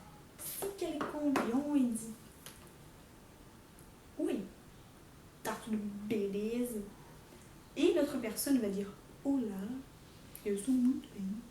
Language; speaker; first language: French; non-native, fluent; Portuguese